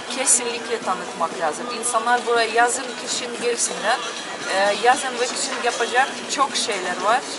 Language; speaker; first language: Turkish; non-native, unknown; Russian